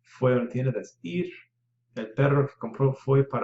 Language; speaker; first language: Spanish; non-native, fluent; English